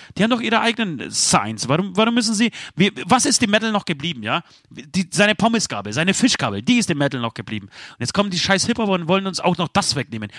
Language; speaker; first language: German; early bilingual, other home language; Polish